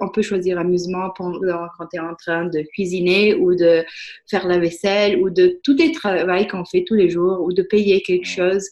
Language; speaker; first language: French; non-native, fluent; Italian